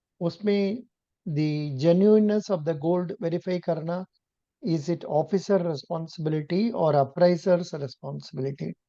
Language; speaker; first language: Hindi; non-native, local second language; Tamil